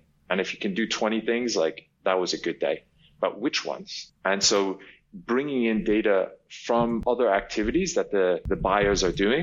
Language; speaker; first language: English; native; English